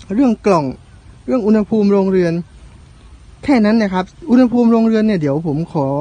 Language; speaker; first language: Thai; non-native, local second language; Northern Khmer